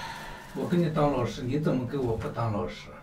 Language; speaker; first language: Chinese; native; Chinese